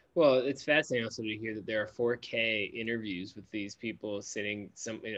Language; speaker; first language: English; native; English